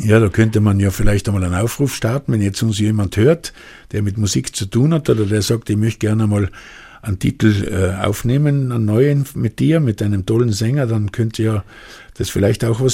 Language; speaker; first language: German; native; German